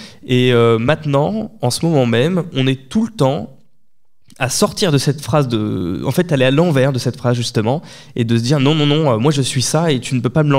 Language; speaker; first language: French; native; French